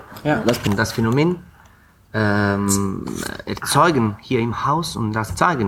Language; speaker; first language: German; non-native, fluent; Italian